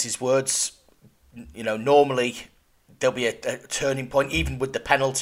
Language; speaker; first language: English; native; English